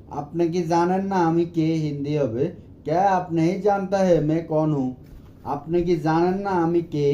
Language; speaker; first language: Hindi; non-native, learner; Bangla